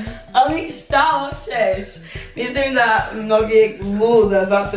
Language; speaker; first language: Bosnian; non-native, learner; English